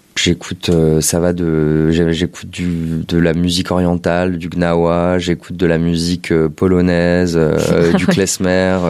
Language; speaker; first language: French; native; French